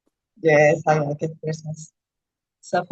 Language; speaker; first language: English; non-native, learner; Spanish